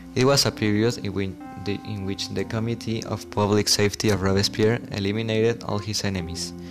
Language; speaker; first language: English; non-native, learner; Spanish